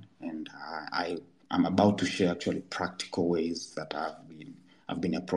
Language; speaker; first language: English; non-native, local second language; Swahili